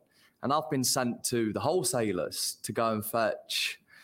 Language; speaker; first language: English; native; English